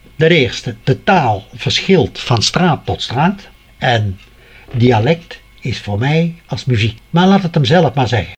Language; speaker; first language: Dutch; native; Dutch